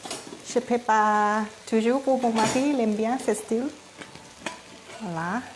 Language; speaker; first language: French; non-native, learner; Thai